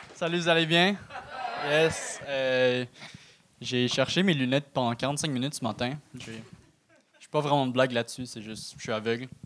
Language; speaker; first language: French; early bilingual, other home language; Arabic